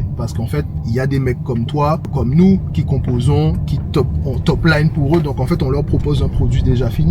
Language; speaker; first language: French; native; French